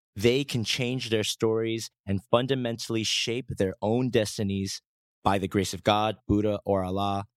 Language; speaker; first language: English; native; English